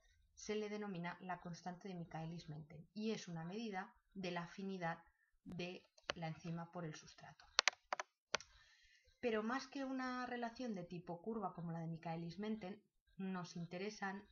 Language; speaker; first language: Spanish; native; Spanish